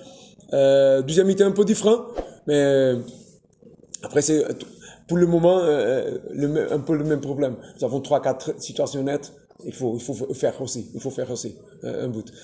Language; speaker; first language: French; non-native, fluent; Portuguese